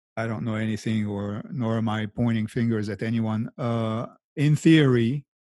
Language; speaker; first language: English; non-native, fluent; Arabic